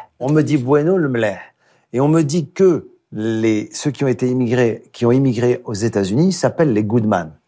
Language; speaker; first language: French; native; French